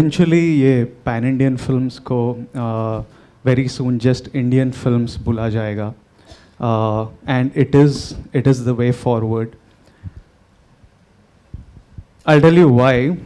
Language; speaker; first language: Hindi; non-native, local second language; Telugu